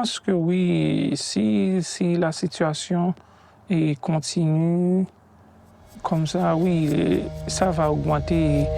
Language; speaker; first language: French; non-native, local second language; Haitian Creole